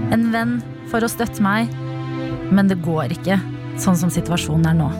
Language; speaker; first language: Norwegian; early bilingual, other home language; Albanian